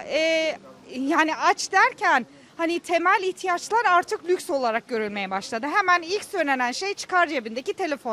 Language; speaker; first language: Turkish; early bilingual, heritage; Turkish